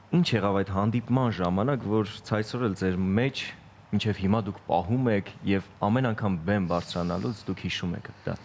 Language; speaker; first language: Armenian; native; Armenian